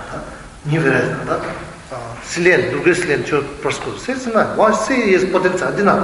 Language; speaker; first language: Russian; non-native, learner; Tibetan